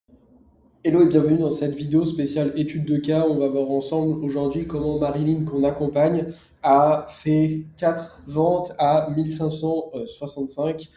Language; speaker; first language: French; native; French